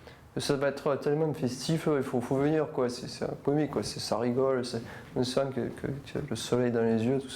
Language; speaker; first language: French; native; French